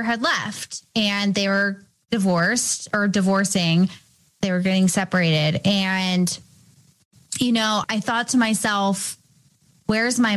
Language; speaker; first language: English; native; English